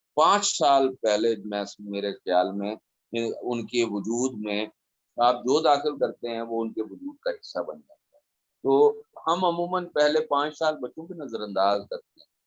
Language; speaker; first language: Urdu; non-native, local second language; Saraiki